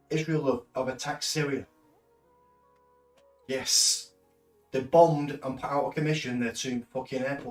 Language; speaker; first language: English; native; English